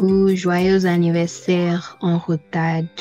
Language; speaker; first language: French; non-native, learner; Portuguese